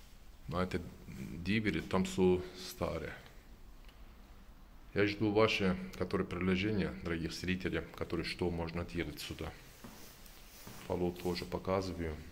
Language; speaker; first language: Russian; non-native, learner; Turkish